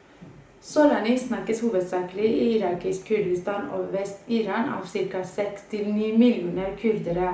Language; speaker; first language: Norwegian; non-native, fluent; Kurdish